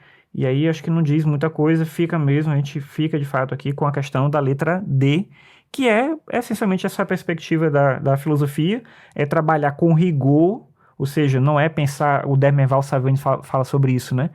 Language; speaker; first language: Portuguese; native; Portuguese